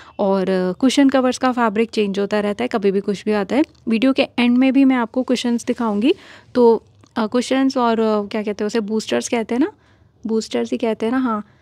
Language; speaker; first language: Hindi; native; Hindi